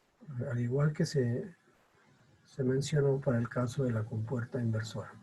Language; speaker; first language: Spanish; native; Spanish